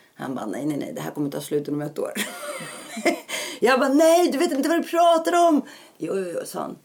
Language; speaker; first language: Swedish; early bilingual, other home language; Greek